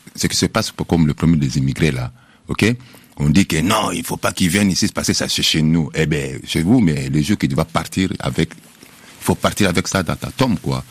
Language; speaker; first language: French; non-native, local second language; Lingala